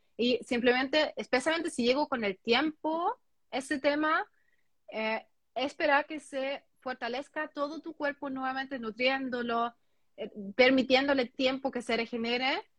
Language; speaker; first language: Spanish; non-native, fluent; German